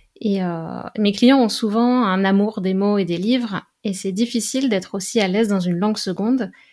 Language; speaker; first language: French; native; French